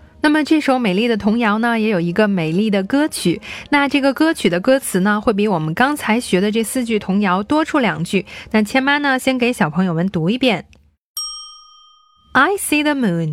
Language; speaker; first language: Chinese; native; Chinese